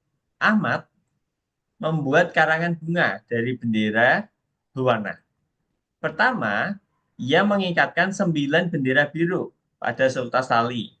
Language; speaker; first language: Indonesian; native; Indonesian